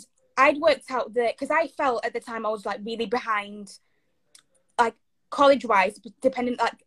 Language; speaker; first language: English; native; English